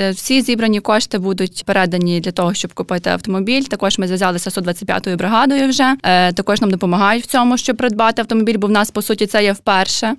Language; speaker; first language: Ukrainian; native; Ukrainian